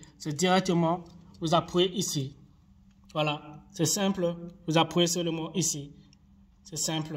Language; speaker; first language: French; non-native, local second language; Arabic